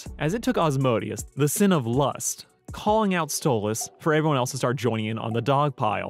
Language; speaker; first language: English; native; English